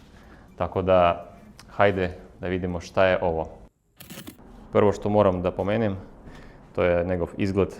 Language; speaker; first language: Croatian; non-native, fluent; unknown